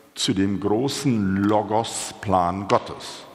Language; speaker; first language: German; non-native, fluent; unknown